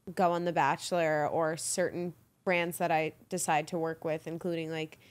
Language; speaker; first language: English; native; English